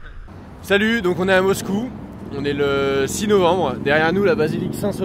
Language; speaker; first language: French; native; French